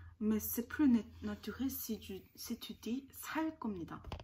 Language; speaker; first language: French; non-native, learner; Korean